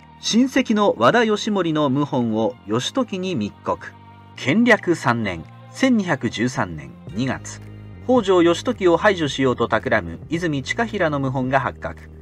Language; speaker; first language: Japanese; native; Japanese